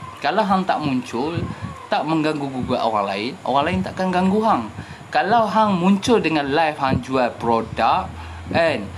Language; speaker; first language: Malay; native; Malay